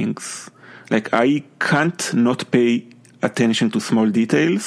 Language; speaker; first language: English; non-native, fluent; Hebrew